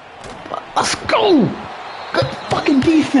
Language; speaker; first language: English; native; English